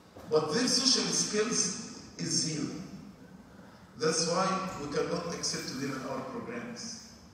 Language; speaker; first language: English; non-native, fluent; Arabic